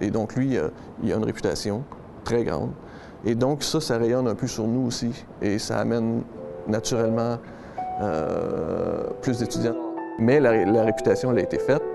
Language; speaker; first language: French; native; French